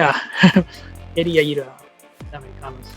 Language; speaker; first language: Spanish; non-native, learner; Japanese